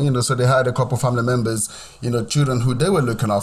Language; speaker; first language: English; non-native, local second language; Yoruba